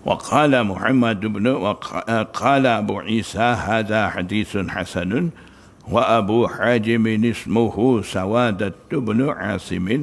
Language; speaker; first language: Arabic; non-native, fluent; Malay